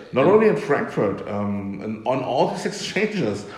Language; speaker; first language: English; non-native, fluent; German